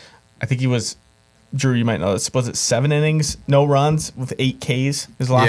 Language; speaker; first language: English; native; English